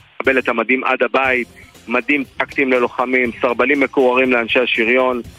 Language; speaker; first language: Hebrew; native; Hebrew